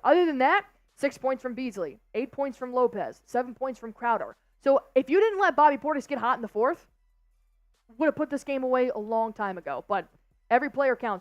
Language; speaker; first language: English; native; English